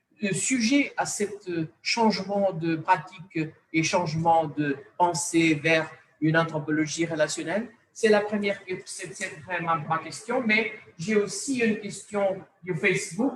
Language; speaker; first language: French; non-native, fluent; Portuguese